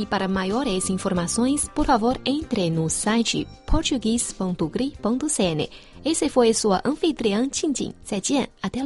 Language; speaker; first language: Portuguese; non-native, fluent; Chinese